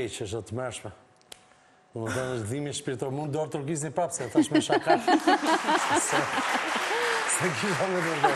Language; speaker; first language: Albanian; native; Albanian